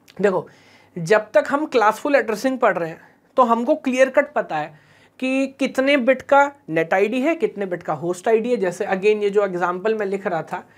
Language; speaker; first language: Hindi; native; Hindi